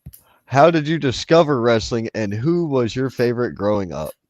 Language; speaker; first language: English; native; English